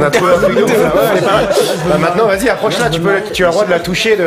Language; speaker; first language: French; native; French